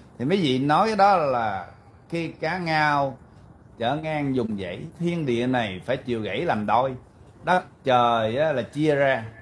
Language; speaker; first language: Vietnamese; early bilingual, heritage; Vietnamese